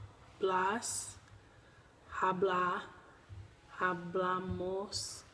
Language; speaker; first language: Spanish; non-native, learner; English